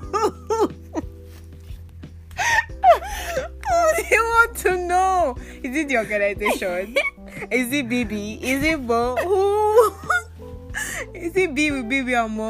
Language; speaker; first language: English; non-native, local second language; Yoruba